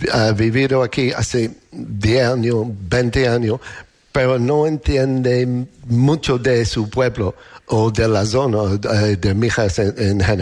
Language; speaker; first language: Spanish; non-native, learner; English